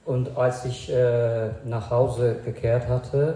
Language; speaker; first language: German; non-native, fluent; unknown